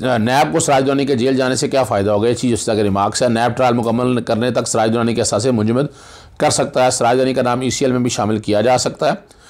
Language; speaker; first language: Urdu; non-native, local second language; Punjabi